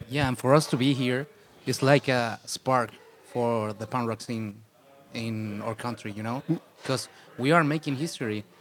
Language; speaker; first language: English; non-native, fluent; Spanish